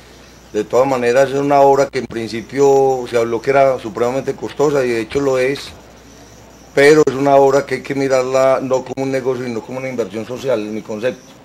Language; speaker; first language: Spanish; native; Spanish